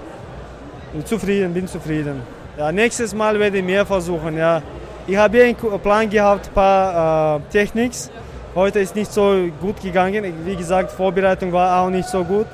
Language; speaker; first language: German; non-native, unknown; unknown